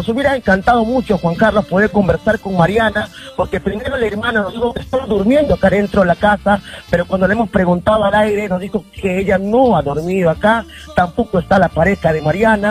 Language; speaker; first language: Spanish; native; Spanish